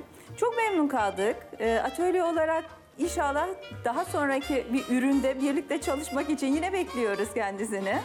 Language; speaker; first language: Turkish; native; Turkish